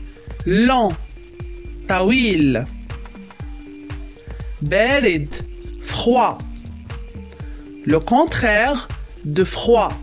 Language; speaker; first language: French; non-native, local second language; Arabic